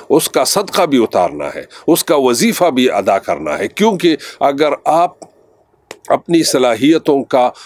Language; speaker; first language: Urdu; non-native, local second language; Pashto